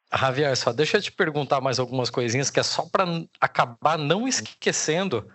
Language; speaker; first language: Portuguese; native; Portuguese